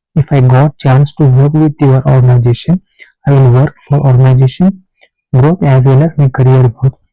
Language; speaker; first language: English; non-native, local second language; Kannada